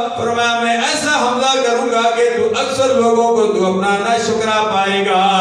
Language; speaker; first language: Urdu; non-native, local second language; Punjabi